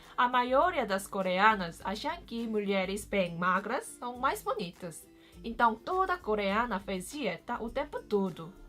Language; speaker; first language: Portuguese; non-native, fluent; Korean